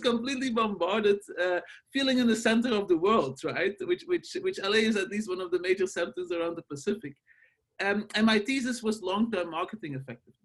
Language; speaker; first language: English; non-native, fluent; Dutch